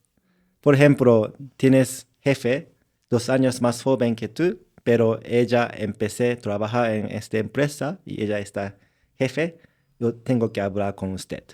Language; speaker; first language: Spanish; non-native, learner; Japanese